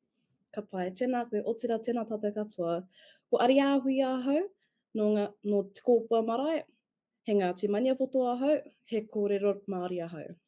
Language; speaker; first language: Māori; non-native, local second language; English